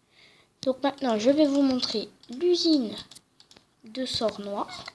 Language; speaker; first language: French; native; French